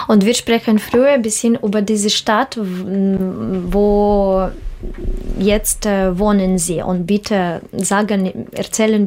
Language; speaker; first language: German; non-native, learner; Russian